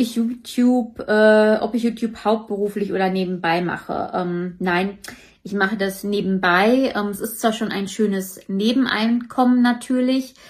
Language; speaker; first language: German; native; German